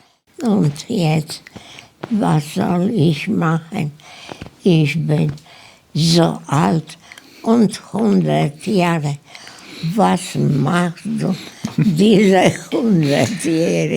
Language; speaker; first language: German; non-native, learner; Polish